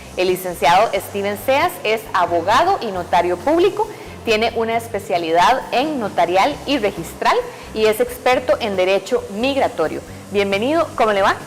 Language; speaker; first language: Spanish; native; Spanish